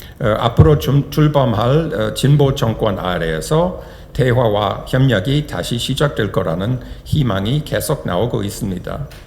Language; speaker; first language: Korean; non-native, fluent; English